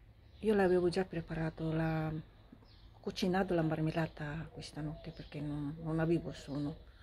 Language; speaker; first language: Italian; non-native, learner; Cebuano